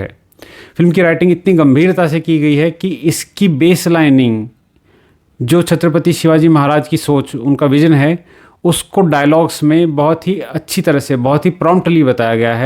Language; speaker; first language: Hindi; native; Hindi